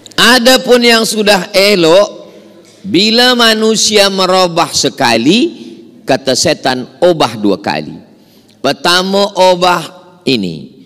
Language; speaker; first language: Malay; native; Malay